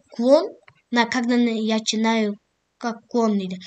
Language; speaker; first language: Russian; non-native, local second language; Kazakh